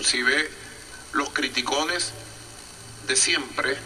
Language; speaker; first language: Spanish; native; Spanish